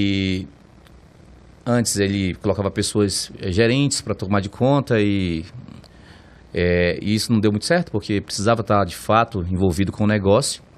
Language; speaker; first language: Portuguese; native; Portuguese